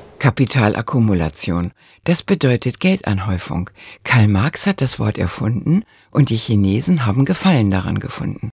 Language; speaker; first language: German; native; German